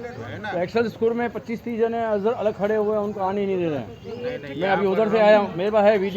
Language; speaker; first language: Hindi; non-native, local second language; Sindhi